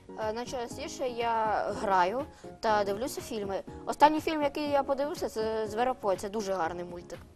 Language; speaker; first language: Ukrainian; non-native, local second language; Russian